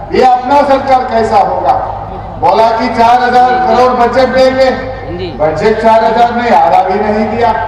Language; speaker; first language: Hindi; non-native, local second language; Telugu